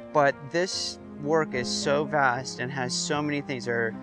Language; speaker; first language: English; native; English